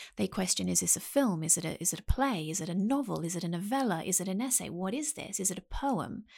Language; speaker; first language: English; native; English